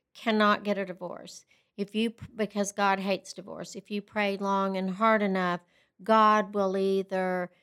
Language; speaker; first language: English; native; English